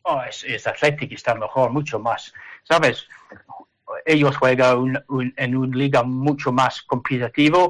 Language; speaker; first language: Spanish; non-native, learner; English